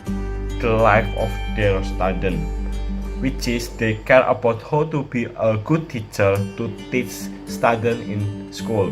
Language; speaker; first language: English; non-native, learner; Indonesian